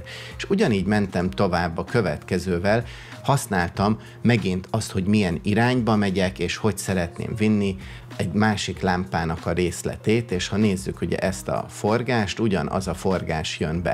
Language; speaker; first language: Hungarian; native; Hungarian